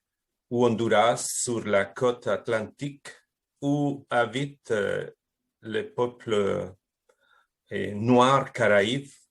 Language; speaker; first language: French; non-native, fluent; Spanish